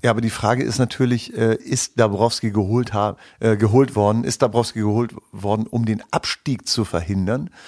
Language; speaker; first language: German; native; German